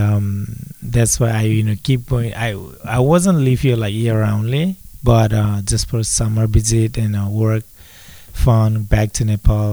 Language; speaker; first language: English; non-native, local second language; Nepali